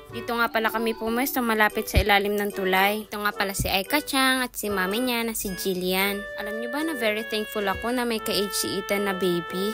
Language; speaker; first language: Filipino; non-native, local second language; Cebuano